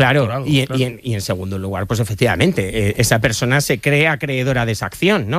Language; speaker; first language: Spanish; native; Spanish